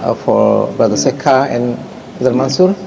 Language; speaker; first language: English; non-native, fluent; Indonesian